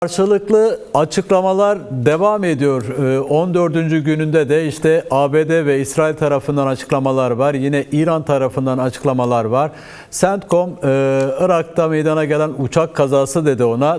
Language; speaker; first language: Turkish; native; Turkish